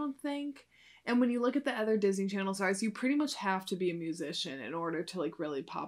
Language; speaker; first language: English; native; English